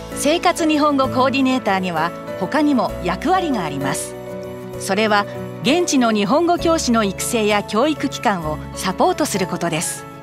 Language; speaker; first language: Japanese; native; Japanese